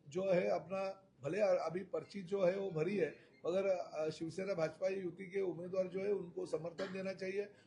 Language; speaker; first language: Hindi; non-native, local second language; Marathi